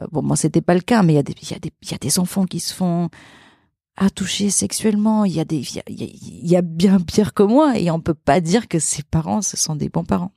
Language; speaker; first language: French; early bilingual, other home language; Portuguese